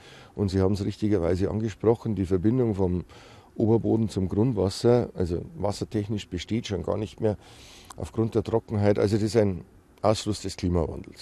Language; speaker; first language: German; native; German